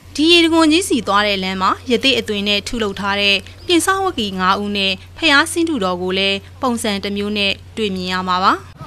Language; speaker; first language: Burmese; native; Burmese